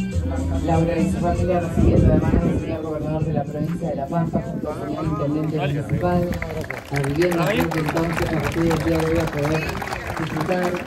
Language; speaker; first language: Spanish; native; Spanish